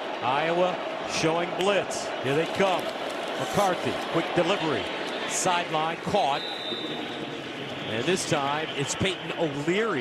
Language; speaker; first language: English; native; English